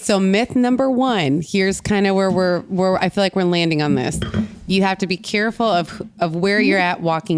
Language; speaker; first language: English; native; English